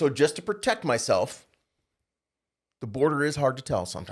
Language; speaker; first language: English; native; English